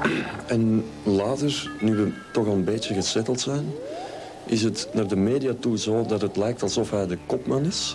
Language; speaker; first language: Dutch; native; Dutch